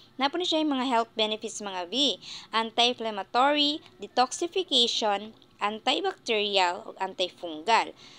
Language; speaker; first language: Filipino; non-native, local second language; Cebuano